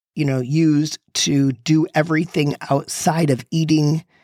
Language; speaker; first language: English; native; English